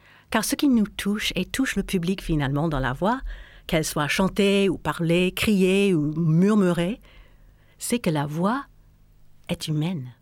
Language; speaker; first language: French; non-native, fluent; English